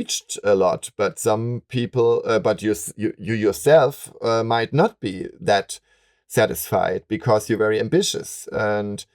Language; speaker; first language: English; non-native, fluent; German